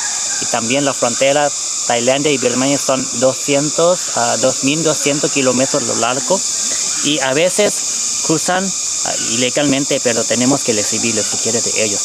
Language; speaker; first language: Spanish; non-native, fluent; Thai